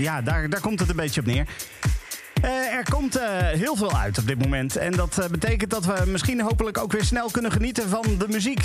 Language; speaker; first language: Dutch; native; Dutch